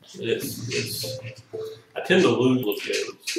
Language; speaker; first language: English; native; English